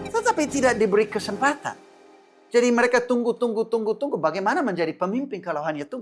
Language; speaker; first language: Indonesian; non-native, fluent; English